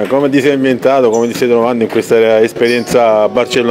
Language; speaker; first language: Italian; native; Italian